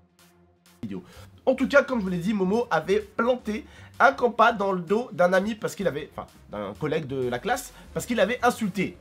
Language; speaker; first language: French; native; French